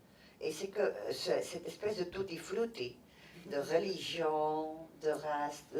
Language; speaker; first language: French; non-native, fluent; Catalan